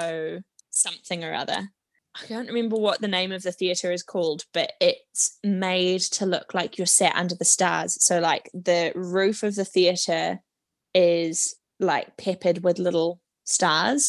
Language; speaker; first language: English; native; English